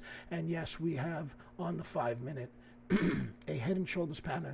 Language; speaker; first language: English; native; English